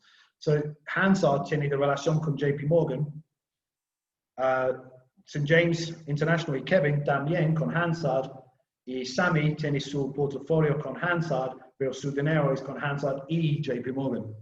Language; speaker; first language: Spanish; non-native, learner; English